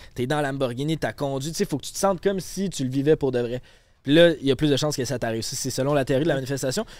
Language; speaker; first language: French; native; French